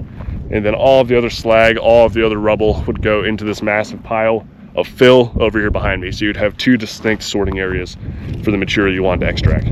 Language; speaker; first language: English; native; English